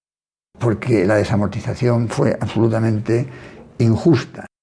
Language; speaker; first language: Spanish; native; Spanish